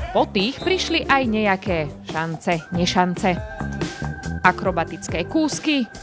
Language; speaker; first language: Slovak; native; Slovak